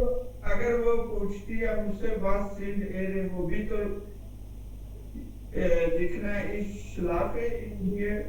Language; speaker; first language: German; non-native, learner; Urdu